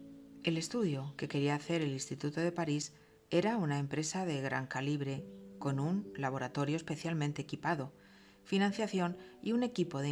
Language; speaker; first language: Spanish; native; Spanish